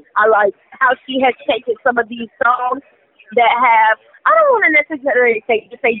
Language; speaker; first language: English; native; English